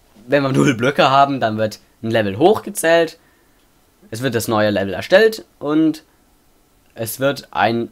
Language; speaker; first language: German; native; German